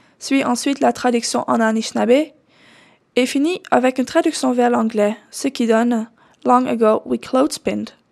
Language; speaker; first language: French; non-native, fluent; Dutch